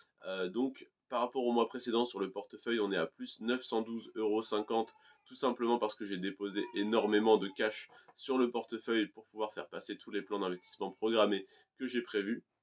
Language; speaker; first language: French; native; French